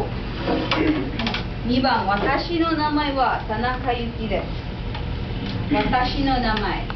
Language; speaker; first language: Japanese; non-native, fluent; Filipino